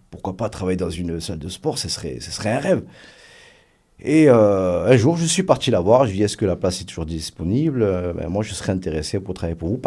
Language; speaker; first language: French; early bilingual, other home language; Arabic